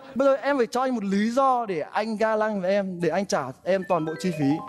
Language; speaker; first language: Vietnamese; native; Vietnamese